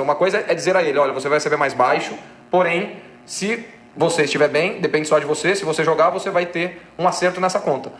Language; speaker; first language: Portuguese; native; Portuguese